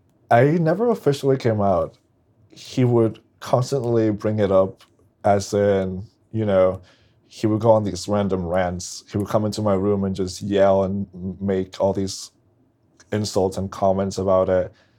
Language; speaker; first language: English; non-native, fluent; Spanish